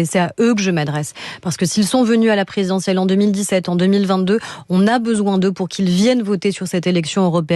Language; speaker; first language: French; native; French